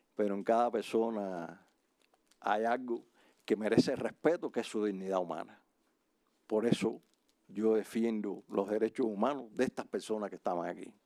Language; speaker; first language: Spanish; native; Spanish